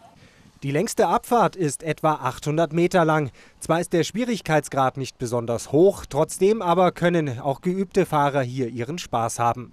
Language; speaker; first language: German; native; German